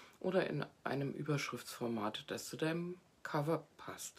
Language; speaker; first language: German; native; German